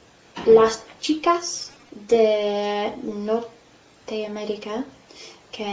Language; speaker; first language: Spanish; non-native, fluent; English